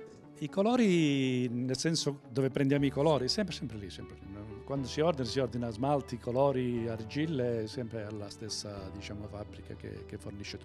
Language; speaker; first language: Italian; native; Italian